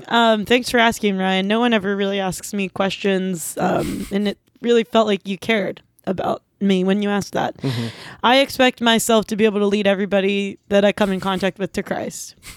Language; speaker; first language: English; native; English